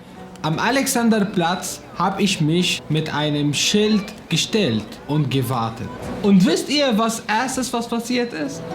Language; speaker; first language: German; non-native, learner; Arabic